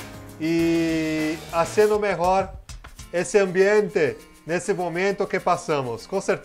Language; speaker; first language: Spanish; non-native, learner; Portuguese